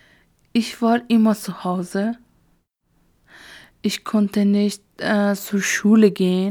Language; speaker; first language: German; non-native, learner; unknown